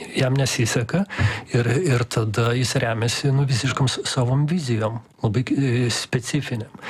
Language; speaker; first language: Lithuanian; non-native, local second language; Russian